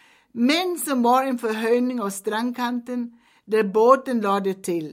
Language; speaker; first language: Swedish; early bilingual, heritage; Swedish